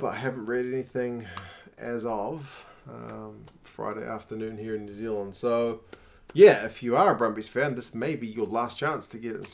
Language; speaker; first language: English; native; English